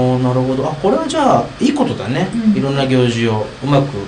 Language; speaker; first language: Japanese; native; Japanese